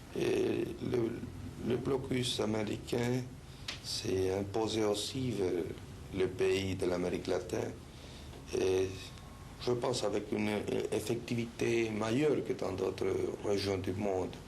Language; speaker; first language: French; non-native, fluent; Spanish